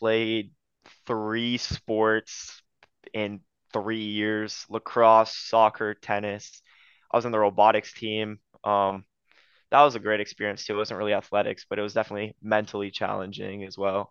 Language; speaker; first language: English; native; English